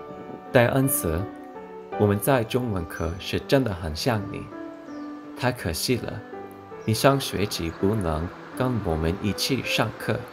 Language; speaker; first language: Chinese; non-native, learner; English